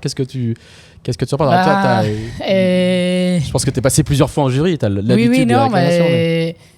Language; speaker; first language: French; native; French